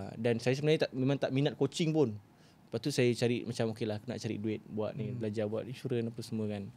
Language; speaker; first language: Malay; native; Malay